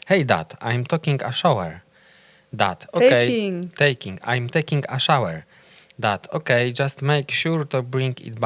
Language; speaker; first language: English; non-native, learner; Polish